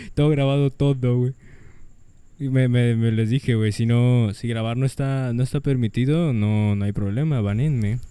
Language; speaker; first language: Spanish; native; Spanish